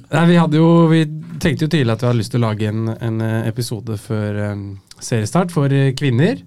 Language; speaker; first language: Norwegian; native; Norwegian